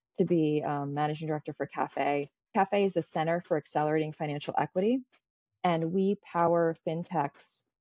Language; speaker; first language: English; early bilingual, other home language; Croatian